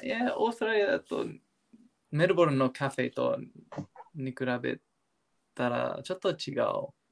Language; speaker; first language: Japanese; non-native, learner; English